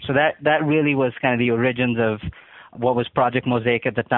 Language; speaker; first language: English; non-native, local second language; Urdu